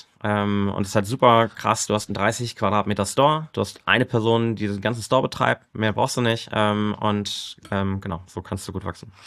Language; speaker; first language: German; native; German